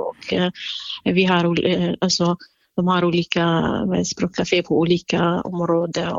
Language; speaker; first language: Swedish; non-native, fluent; Central Kurdish